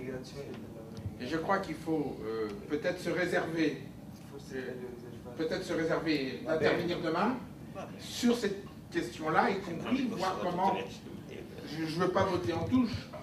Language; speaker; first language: French; native; French